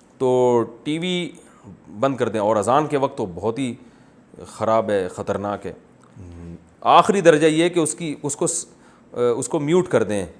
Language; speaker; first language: Urdu; native; Urdu